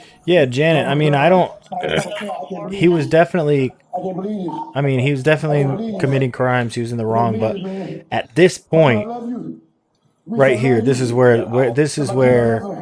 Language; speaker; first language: English; native; English